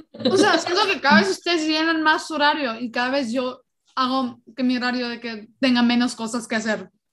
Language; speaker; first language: Spanish; early bilingual, heritage; Spanish